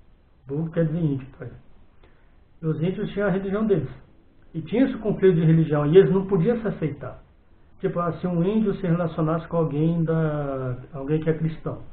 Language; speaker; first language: Portuguese; native; Portuguese